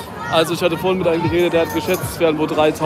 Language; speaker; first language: German; native; German